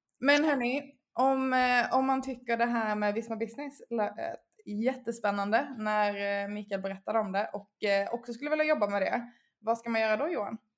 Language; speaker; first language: Swedish; native; Swedish